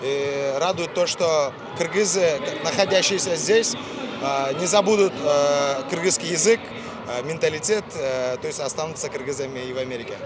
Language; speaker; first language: Russian; non-native, local second language; Kyrgyz